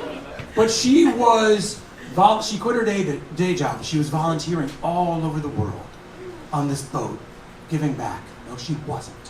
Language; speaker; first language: English; native; English